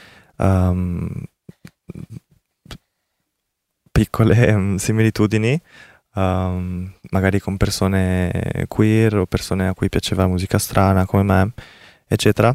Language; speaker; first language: Italian; early bilingual, other home language; Korean